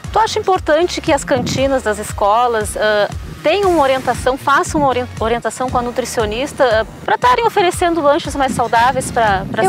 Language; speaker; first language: Portuguese; native; Portuguese